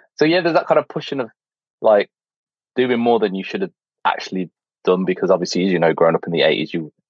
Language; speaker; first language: English; native; English